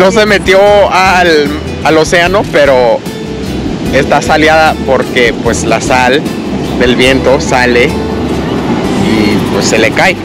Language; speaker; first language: Spanish; early bilingual, heritage; English